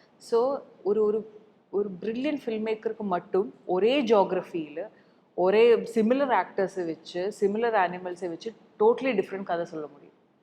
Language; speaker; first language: Tamil; non-native, local second language; Malayalam